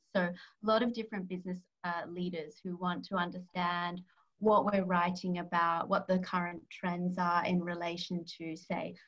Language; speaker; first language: English; native; English